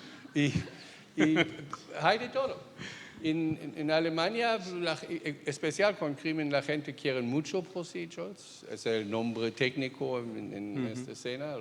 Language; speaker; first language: Spanish; non-native, fluent; German